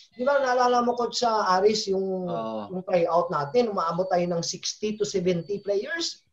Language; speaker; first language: Filipino; native; Filipino